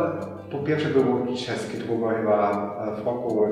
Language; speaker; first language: Polish; non-native, learner; German